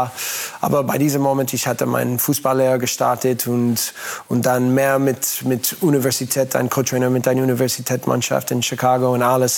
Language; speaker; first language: German; non-native, learner; English